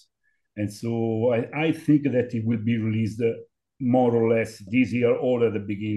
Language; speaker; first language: English; non-native, learner; Italian